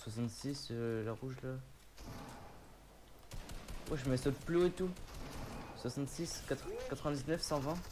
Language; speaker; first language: French; native; French